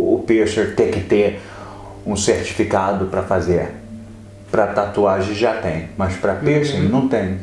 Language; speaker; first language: Portuguese; early bilingual, other home language; English